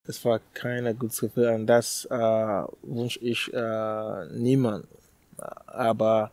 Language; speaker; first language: German; non-native, learner; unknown